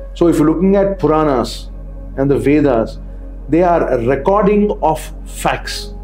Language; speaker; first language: English; non-native, local second language; Telugu